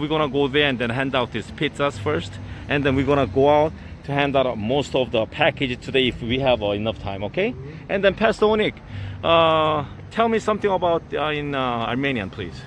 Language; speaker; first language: English; non-native, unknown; Korean